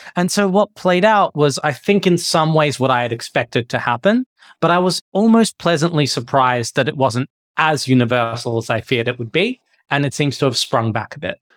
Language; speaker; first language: English; native; English